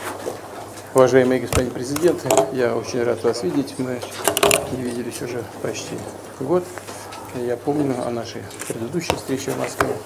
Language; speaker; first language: Russian; native; Russian